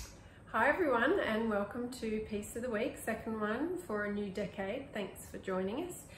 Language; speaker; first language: English; native; English